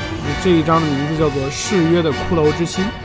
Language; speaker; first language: Chinese; native; Chinese